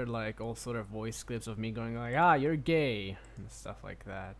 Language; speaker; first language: English; non-native, fluent; Hebrew